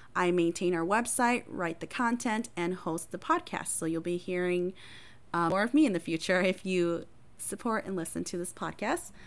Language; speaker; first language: English; early bilingual, other home language; Hmong